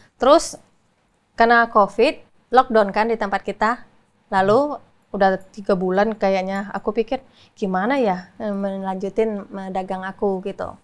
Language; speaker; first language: Indonesian; native; Indonesian